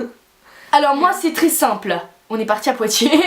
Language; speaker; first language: French; native; French